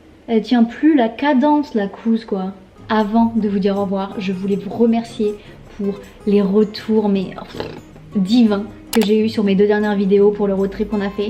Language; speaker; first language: French; native; French